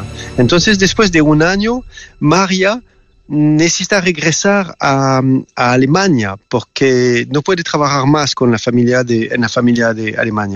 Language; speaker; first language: Spanish; non-native, learner; French